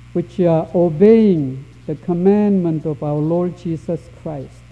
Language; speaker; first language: English; non-native, fluent; Korean